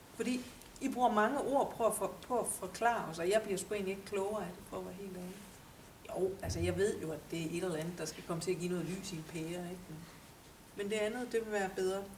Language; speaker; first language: Danish; native; Danish